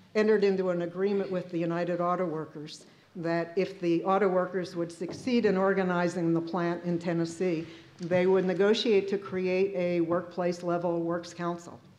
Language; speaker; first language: English; native; English